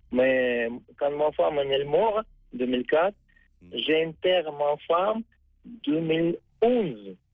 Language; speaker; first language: French; non-native, learner; Russian